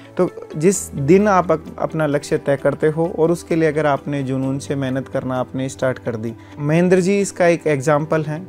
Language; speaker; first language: Hindi; native; Hindi